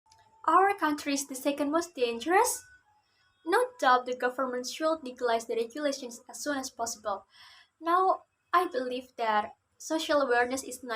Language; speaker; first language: English; non-native, learner; Indonesian